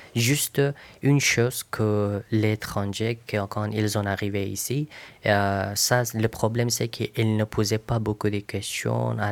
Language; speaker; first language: French; non-native, learner; Persian